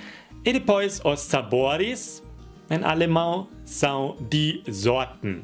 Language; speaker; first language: Portuguese; non-native, fluent; German